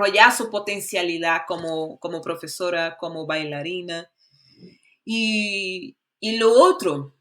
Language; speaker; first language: Spanish; non-native, fluent; Portuguese